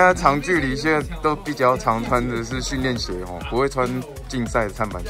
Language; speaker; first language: Chinese; native; Chinese